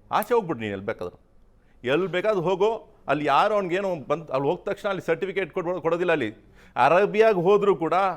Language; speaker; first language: Kannada; non-native, local second language; Tamil